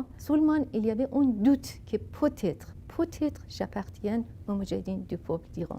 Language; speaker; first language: French; non-native, fluent; Persian